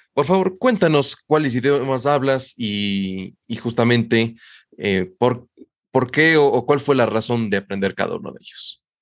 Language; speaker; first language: Spanish; native; Spanish